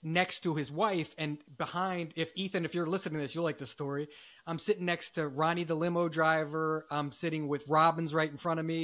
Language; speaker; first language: English; native; English